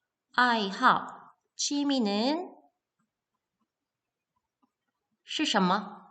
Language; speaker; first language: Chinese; non-native, fluent; Korean